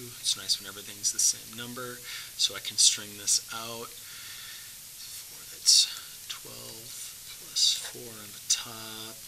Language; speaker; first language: English; native; English